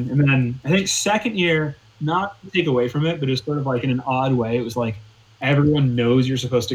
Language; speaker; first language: English; native; English